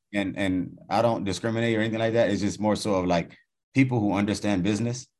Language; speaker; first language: English; native; English